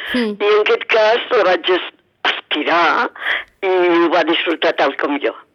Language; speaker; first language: Catalan; native; Catalan